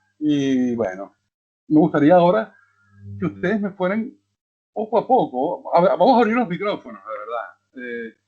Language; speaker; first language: Spanish; native; Spanish